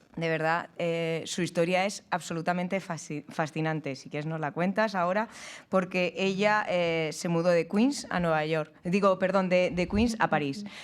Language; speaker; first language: Spanish; native; Spanish